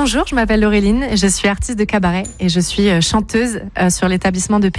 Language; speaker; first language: French; native; French